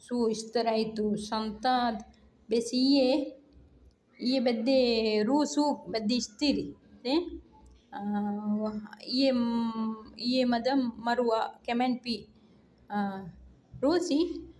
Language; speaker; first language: Arabic; non-native, learner; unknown